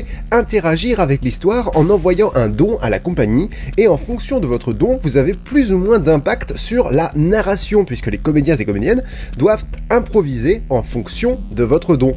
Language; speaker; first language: French; native; French